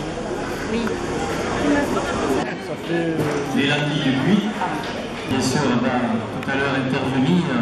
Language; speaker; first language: French; native; French